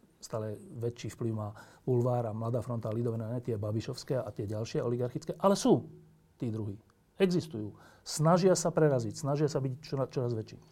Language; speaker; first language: Slovak; native; Slovak